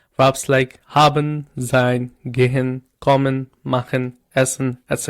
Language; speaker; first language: German; non-native, learner; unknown